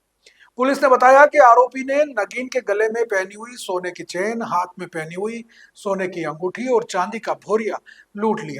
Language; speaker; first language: Hindi; native; Hindi